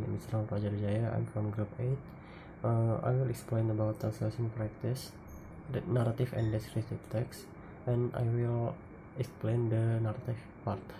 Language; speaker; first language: English; non-native, learner; Indonesian